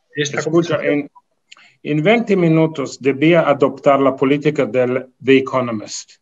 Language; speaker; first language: Spanish; non-native, fluent; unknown